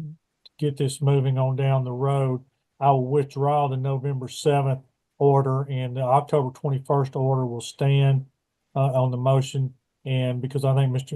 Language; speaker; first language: English; native; English